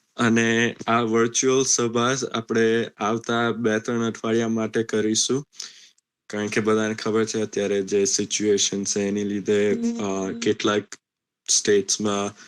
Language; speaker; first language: Gujarati; early bilingual, heritage; Gujarati